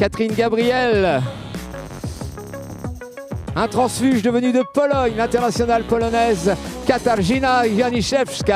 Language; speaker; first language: French; native; French